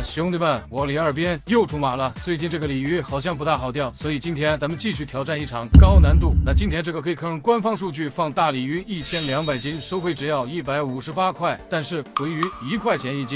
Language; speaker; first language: Chinese; native; Chinese